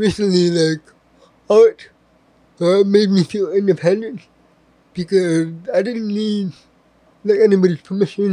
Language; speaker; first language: English; native; English